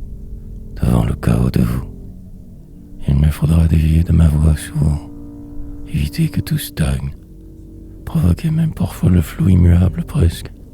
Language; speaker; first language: French; native; French